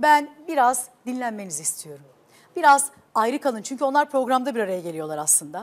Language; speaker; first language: Turkish; native; Turkish